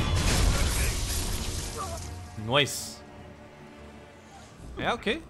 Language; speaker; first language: Korean; non-native, fluent; German